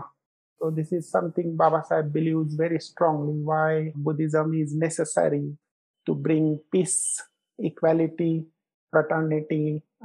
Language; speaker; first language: English; non-native, local second language; Marathi